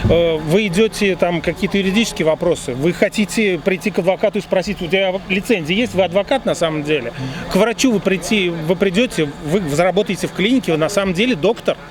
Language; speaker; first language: Russian; native; Russian